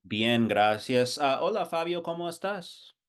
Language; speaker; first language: Spanish; non-native, fluent; English